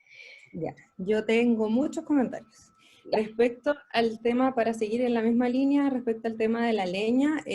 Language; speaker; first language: Spanish; native; Spanish